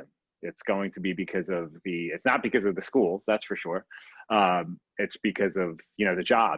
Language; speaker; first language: English; native; English